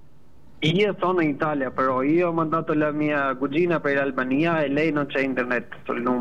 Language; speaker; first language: Italian; non-native, learner; Albanian